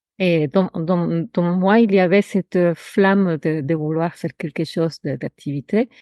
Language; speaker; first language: French; non-native, fluent; Spanish